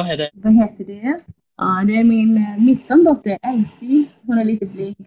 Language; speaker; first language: Swedish; non-native, fluent; English